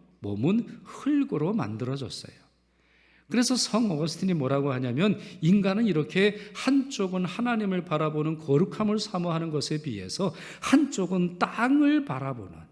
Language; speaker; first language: Korean; native; Korean